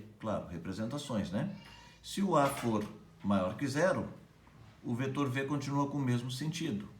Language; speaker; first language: Portuguese; native; Portuguese